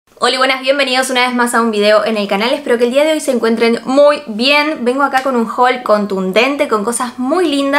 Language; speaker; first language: Spanish; native; Spanish